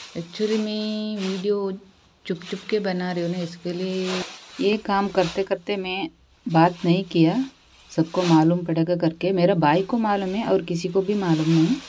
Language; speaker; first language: Hindi; non-native, local second language; Kannada